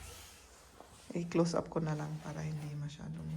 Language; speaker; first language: Filipino; non-native, fluent; German